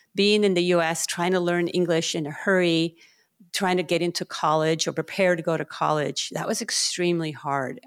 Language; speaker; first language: English; non-native, fluent; Spanish